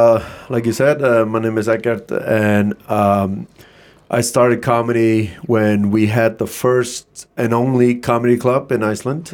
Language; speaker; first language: English; non-native, fluent; Icelandic